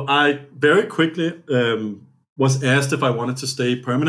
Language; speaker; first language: English; non-native, fluent; Danish